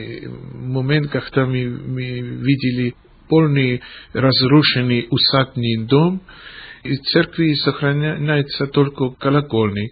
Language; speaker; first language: Russian; non-native, fluent; Greek